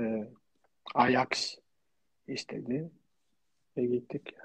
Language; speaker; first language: Turkish; non-native, fluent; Georgian